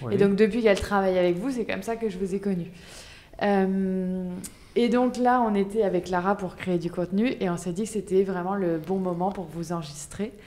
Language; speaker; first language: French; native; French